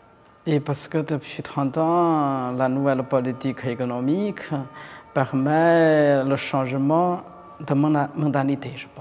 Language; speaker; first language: French; non-native, fluent; Chinese